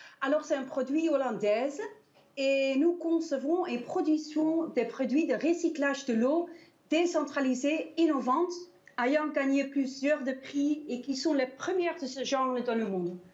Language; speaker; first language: French; non-native, fluent; Dutch